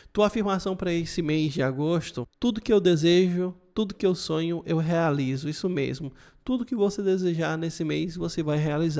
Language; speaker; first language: Portuguese; native; Portuguese